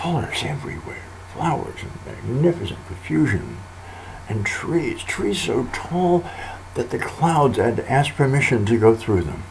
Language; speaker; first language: English; native; English